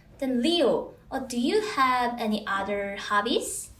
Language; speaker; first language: English; non-native, fluent; Korean